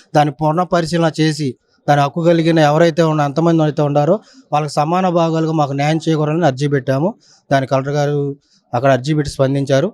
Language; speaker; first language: Telugu; native; Telugu